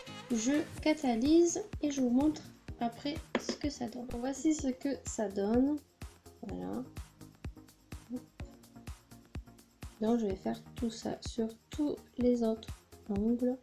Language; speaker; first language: French; native; French